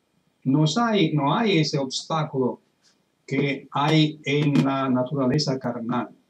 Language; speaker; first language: Spanish; non-native, fluent; Italian